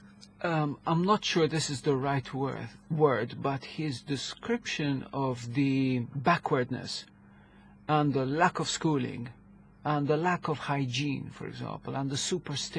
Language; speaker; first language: English; non-native, local second language; Maltese